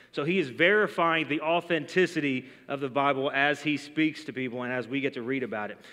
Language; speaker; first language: English; native; English